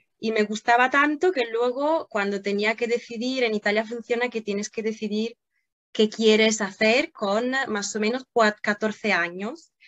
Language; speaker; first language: Spanish; non-native, fluent; Italian